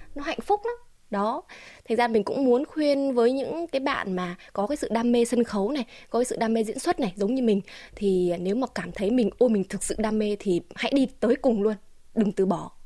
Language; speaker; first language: Vietnamese; native; Vietnamese